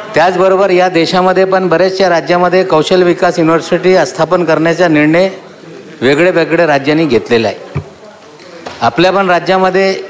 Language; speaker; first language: Marathi; non-native, local second language; Urdu